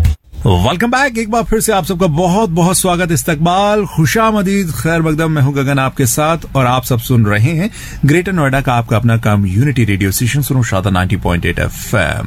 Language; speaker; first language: Hindi; native; Hindi